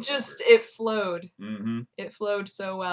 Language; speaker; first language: English; native; English